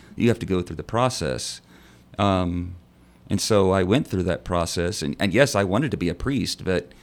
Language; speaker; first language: English; native; English